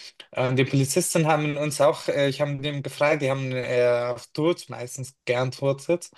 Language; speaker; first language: German; non-native, fluent; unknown